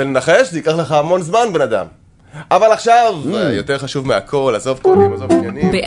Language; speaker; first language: Hebrew; native; Hebrew